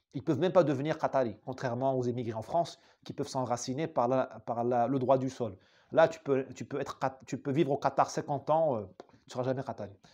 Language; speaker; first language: French; non-native, local second language; Arabic